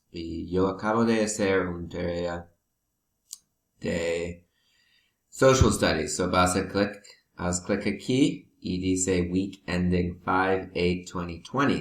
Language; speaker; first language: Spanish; non-native, learner; English